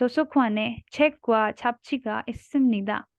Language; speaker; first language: Korean; non-native, learner; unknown